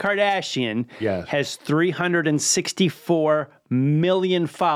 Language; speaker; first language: English; native; English